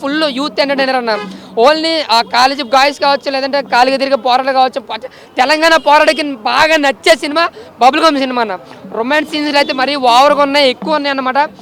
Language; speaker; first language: Telugu; native; Telugu